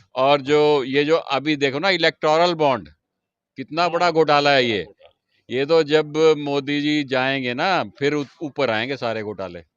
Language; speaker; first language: Hindi; native; Hindi